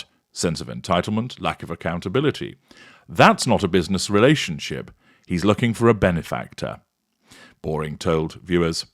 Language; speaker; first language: English; native; English